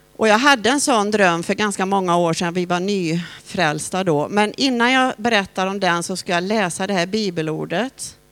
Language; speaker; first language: Swedish; native; Swedish